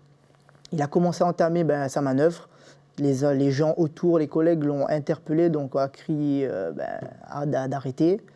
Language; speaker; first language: French; native; French